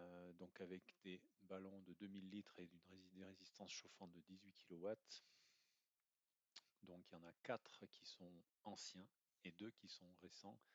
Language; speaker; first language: French; native; French